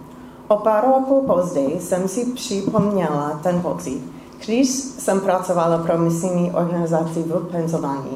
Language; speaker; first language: Czech; non-native, fluent; English